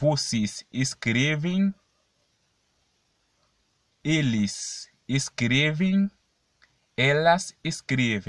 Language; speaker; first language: Portuguese; non-native, fluent; Haitian Creole